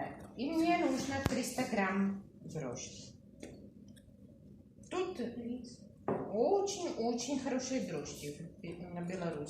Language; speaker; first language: Russian; non-native, learner; Czech